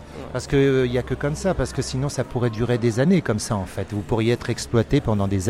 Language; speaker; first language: French; native; French